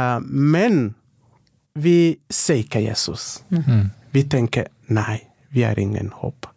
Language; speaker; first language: Norwegian; non-native, local second language; Swahili